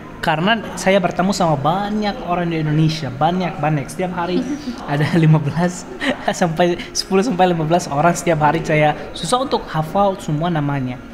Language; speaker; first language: Indonesian; non-native, learner; Arabic